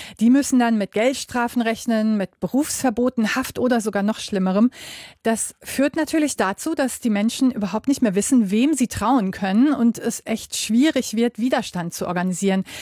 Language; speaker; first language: German; native; German